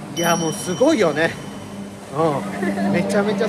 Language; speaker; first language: Japanese; native; Japanese